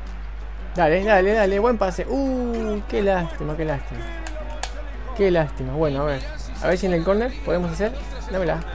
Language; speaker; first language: Spanish; native; Spanish